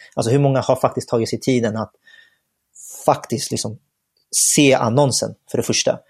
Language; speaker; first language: Swedish; early bilingual, other home language; Bangla